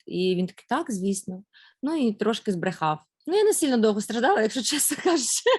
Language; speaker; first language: Ukrainian; non-native, local second language; Russian